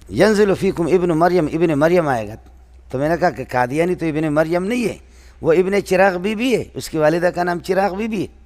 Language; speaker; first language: Urdu; non-native, local second language; Baluchi